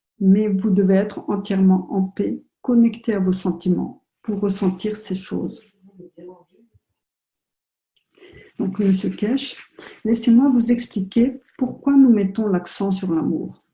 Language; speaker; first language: French; native; French